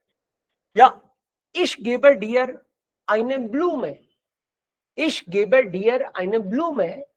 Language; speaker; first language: German; non-native, fluent; Hindi